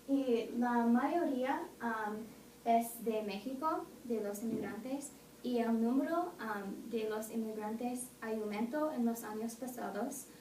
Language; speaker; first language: Spanish; non-native, learner; English